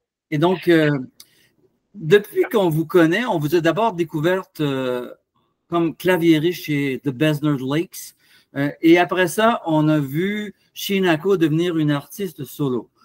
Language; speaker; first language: French; native; French